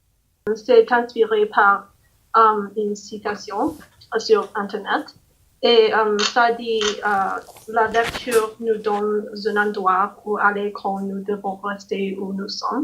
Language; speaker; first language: French; non-native, learner; English